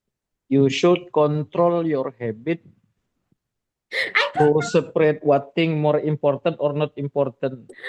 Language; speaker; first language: English; non-native, learner; Indonesian